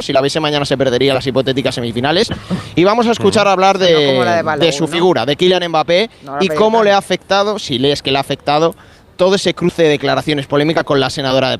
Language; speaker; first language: Spanish; native; Spanish